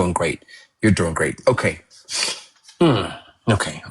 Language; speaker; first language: English; non-native, fluent; Amharic